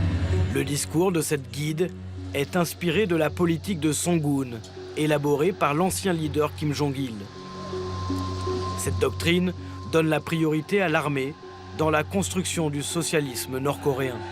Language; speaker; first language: French; native; French